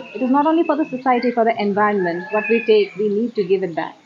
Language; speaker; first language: English; non-native, local second language; Assamese